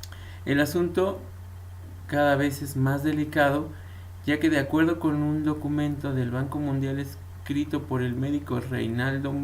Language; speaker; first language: Spanish; native; Spanish